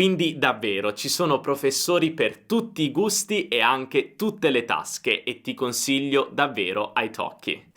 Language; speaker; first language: Italian; native; Italian